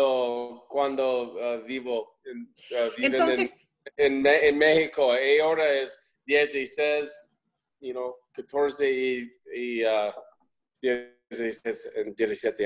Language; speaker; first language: Spanish; non-native, learner; English